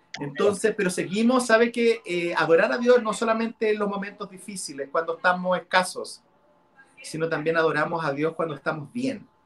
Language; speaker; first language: Spanish; non-native, local second language; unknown